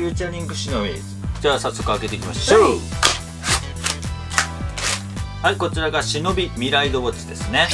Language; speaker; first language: Japanese; native; Japanese